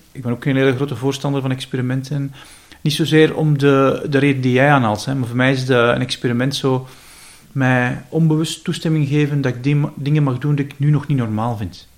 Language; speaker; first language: Dutch; native; Dutch